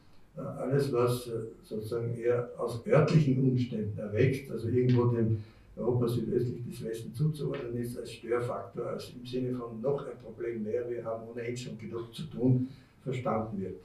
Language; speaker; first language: German; native; German